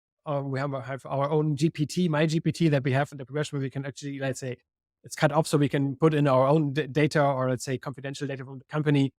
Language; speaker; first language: English; non-native, fluent; German